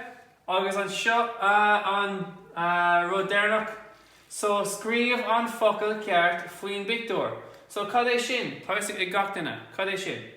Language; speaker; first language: Irish; non-native, local second language; English